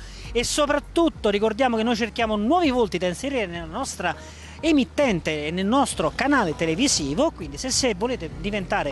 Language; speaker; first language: Italian; native; Italian